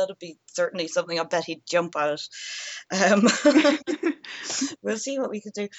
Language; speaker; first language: English; native; English